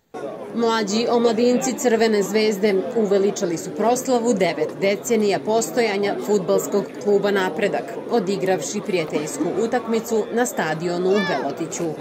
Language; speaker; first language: Serbian; native; Serbian